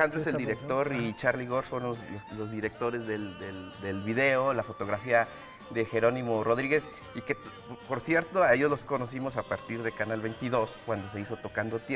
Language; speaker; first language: Spanish; native; Spanish